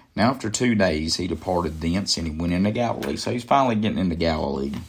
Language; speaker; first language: English; native; English